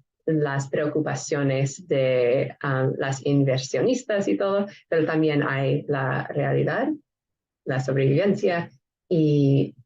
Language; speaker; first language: Spanish; non-native, fluent; English